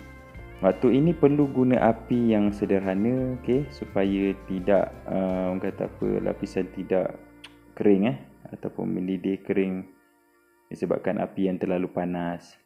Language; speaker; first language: Malay; native; Malay